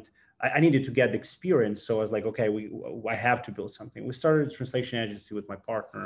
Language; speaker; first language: English; non-native, fluent; Ukrainian